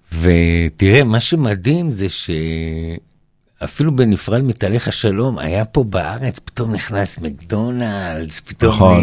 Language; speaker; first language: Hebrew; native; Hebrew